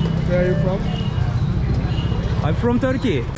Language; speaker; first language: English; non-native, learner; Turkish